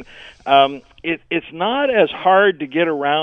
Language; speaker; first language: English; native; English